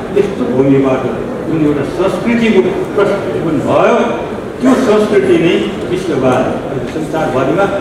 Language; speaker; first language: Nepali; non-native, local second language; Newari